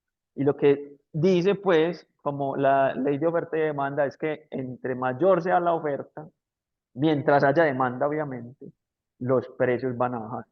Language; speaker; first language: Spanish; native; Spanish